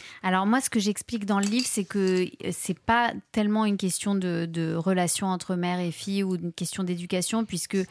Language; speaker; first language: French; native; French